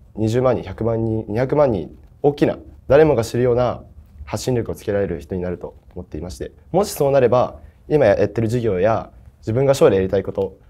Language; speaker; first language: Japanese; native; Japanese